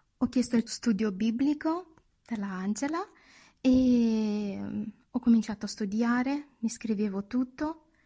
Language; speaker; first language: Italian; non-native, fluent; Romanian